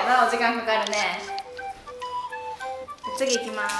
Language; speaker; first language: Japanese; native; Japanese